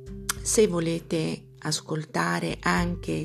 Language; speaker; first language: Italian; non-native, fluent; Albanian